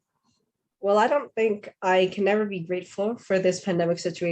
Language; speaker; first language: English; non-native, fluent; Indonesian